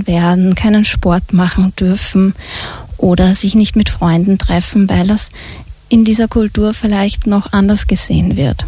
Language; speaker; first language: German; native; German